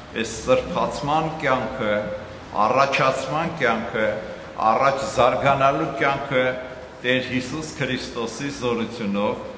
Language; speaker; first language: Armenian; native; Armenian